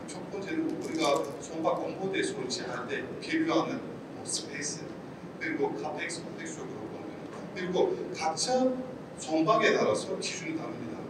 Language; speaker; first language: Korean; non-native, fluent; Turkish